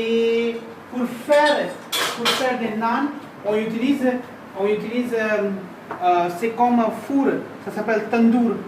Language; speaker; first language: French; non-native, fluent; Hindi